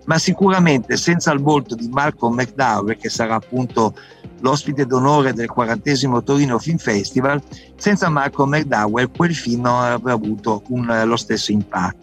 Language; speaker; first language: Italian; native; Italian